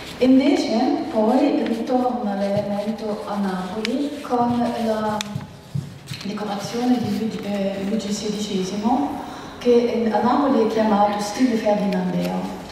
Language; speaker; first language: Italian; non-native, fluent; German